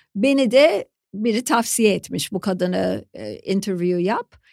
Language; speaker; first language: Turkish; native; Turkish